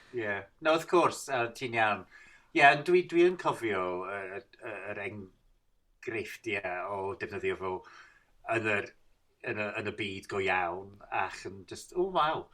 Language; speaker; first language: Welsh; non-native, fluent; English